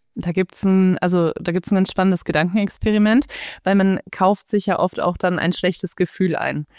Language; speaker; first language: German; native; German